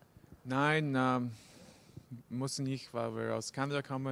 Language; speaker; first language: German; non-native, learner; English